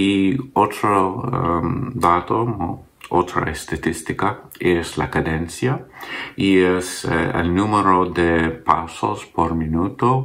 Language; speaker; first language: Spanish; non-native, learner; English